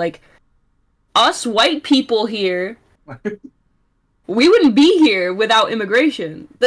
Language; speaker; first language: English; native; English